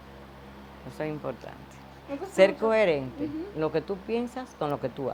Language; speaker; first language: Spanish; native; Spanish